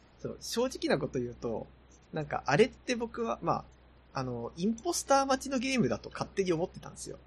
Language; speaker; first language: Japanese; native; Japanese